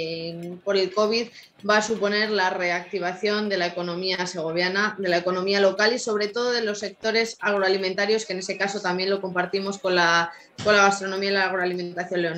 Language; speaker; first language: Spanish; native; Spanish